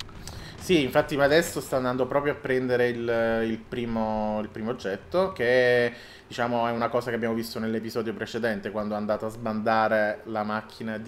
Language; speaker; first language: Italian; native; Italian